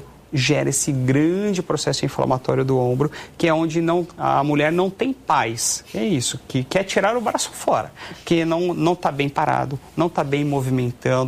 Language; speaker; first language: Portuguese; native; Portuguese